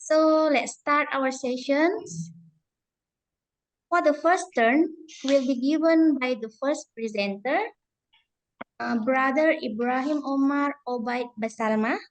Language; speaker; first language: English; non-native, fluent; Indonesian